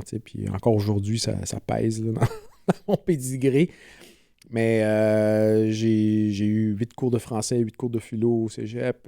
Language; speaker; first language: French; native; French